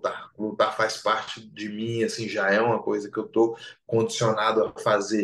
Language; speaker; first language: Portuguese; native; Portuguese